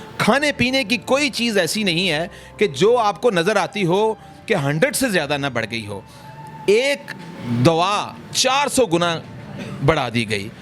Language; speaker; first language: Urdu; non-native, local second language; Punjabi